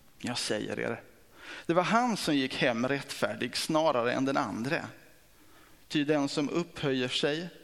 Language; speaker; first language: Swedish; native; Swedish